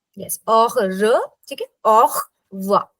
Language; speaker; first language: French; non-native, fluent; English